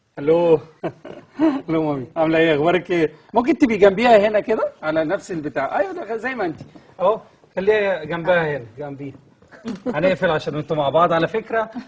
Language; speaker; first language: Egyptian Arabic; native; Egyptian Arabic